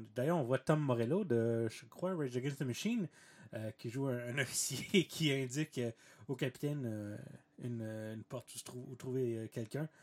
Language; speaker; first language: French; native; French